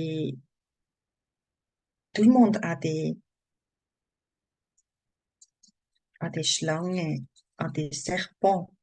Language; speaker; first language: French; non-native, learner; German